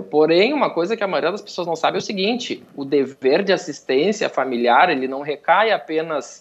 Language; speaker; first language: Portuguese; native; Portuguese